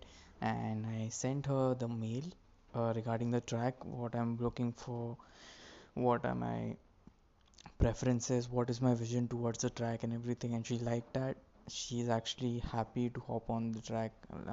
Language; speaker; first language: English; non-native, local second language; Marathi